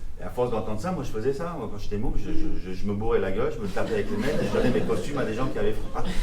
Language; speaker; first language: French; non-native, local second language; Armenian